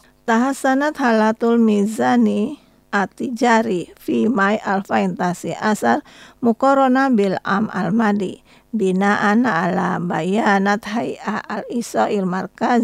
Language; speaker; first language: Arabic; non-native, fluent; Indonesian